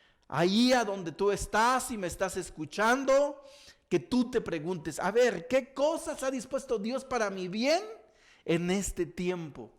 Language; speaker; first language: Spanish; native; Spanish